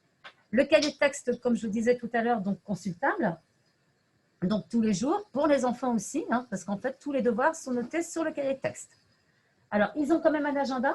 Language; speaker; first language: French; native; French